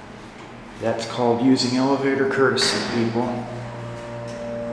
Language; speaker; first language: English; native; English